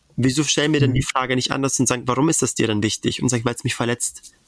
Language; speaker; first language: German; native; German